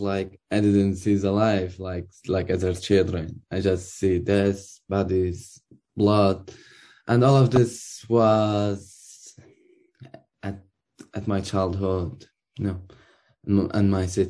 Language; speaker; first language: English; non-native, learner; Arabic